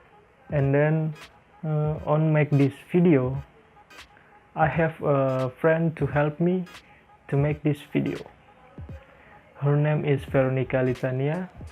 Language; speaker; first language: English; non-native, learner; Indonesian